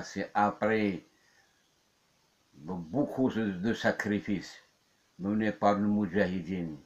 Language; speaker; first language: French; non-native, local second language; Kabyle